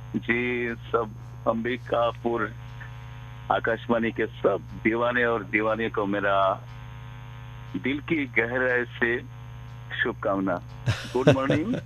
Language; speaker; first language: Hindi; non-native, local second language; Bangla